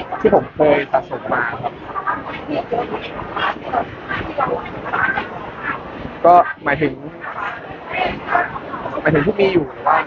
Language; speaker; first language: Thai; native; Thai